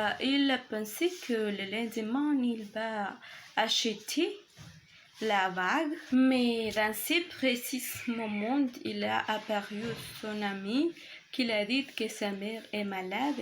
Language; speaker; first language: French; non-native, learner; Spanish